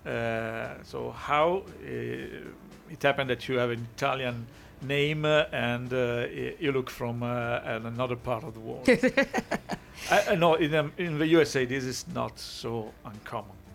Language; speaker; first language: English; non-native, fluent; Italian